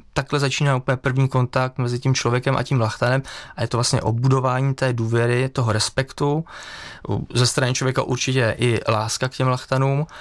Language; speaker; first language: Czech; native; Czech